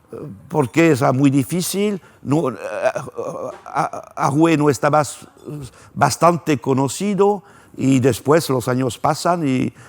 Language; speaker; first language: Spanish; non-native, fluent; French